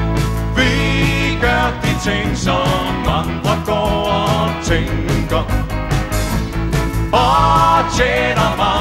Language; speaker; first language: Danish; native; Danish